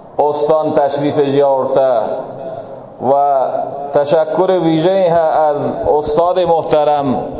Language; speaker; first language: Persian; non-native, local second language; Baluchi